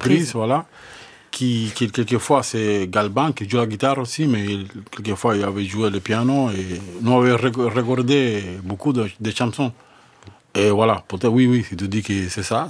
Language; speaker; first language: French; non-native, fluent; Spanish